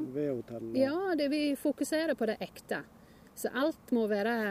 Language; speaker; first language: Norwegian; non-native, fluent; English